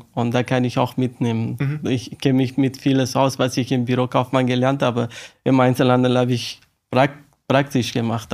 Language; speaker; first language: German; non-native, learner; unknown